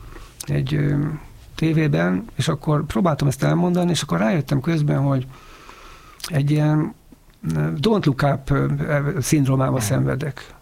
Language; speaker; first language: Hungarian; native; Hungarian